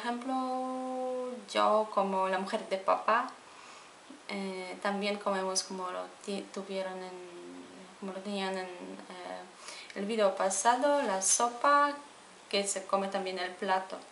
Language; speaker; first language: Spanish; non-native, fluent; Polish